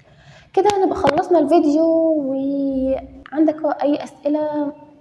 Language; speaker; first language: Arabic; native; Arabic